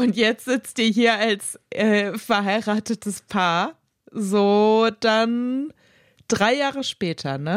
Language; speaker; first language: German; native; German